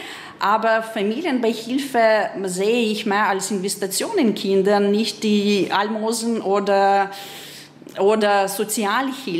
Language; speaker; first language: German; non-native, fluent; Ukrainian